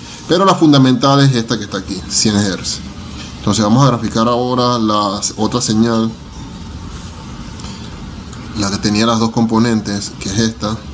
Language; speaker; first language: Spanish; native; Spanish